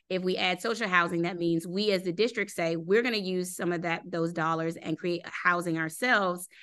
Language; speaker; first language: English; native; English